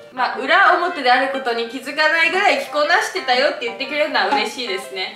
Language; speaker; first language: Japanese; native; Japanese